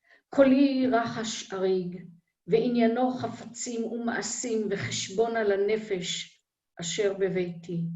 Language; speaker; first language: Hebrew; native; Hebrew